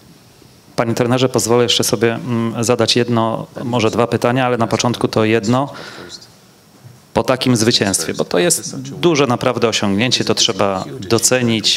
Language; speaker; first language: Polish; native; Polish